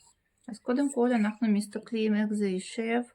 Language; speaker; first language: Hebrew; non-native, fluent; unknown